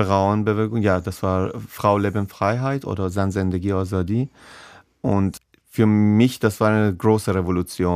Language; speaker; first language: German; non-native, fluent; Persian